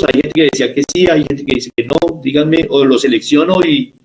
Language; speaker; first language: Spanish; native; Spanish